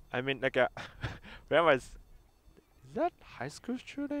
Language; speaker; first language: English; non-native, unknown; Japanese